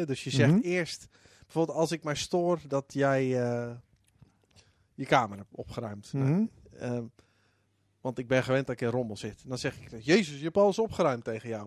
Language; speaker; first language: Dutch; native; Dutch